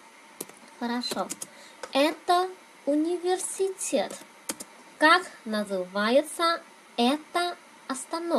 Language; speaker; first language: Russian; non-native, fluent; Vietnamese